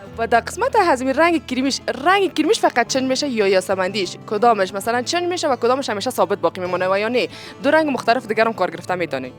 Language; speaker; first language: Persian; native; Persian